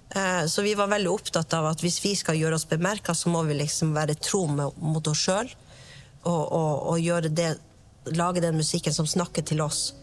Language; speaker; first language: Norwegian; native; Norwegian